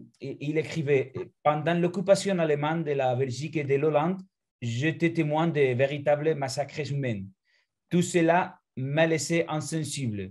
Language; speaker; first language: French; non-native, fluent; Spanish